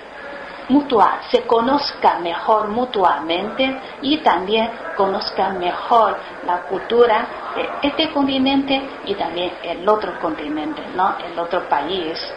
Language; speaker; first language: Spanish; non-native, learner; Chinese